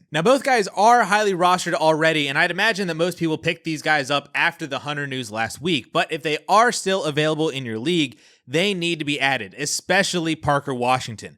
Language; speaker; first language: English; native; English